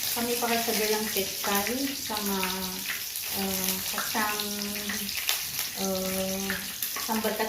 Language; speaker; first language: Indonesian; non-native, learner; Filipino